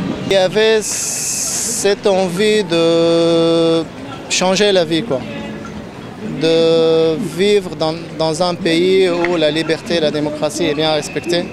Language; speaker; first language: French; non-native, fluent; Arabic